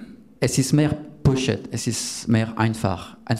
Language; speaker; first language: German; non-native, learner; French